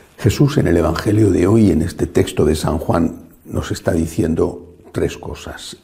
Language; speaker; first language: Spanish; native; Spanish